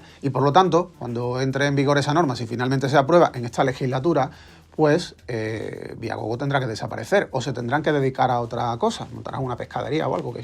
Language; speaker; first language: Spanish; native; Spanish